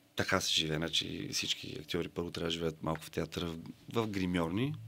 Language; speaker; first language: Bulgarian; native; Bulgarian